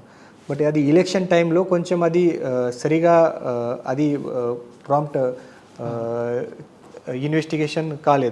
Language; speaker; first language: Telugu; non-native, learner; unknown